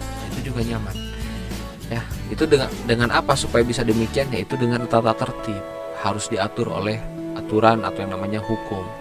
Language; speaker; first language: Indonesian; native; Indonesian